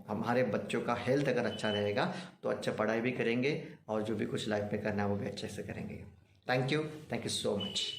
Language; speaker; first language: Hindi; non-native, local second language; Marathi